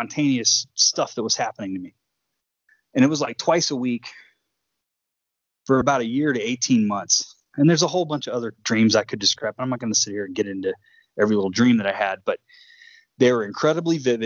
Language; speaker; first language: English; native; English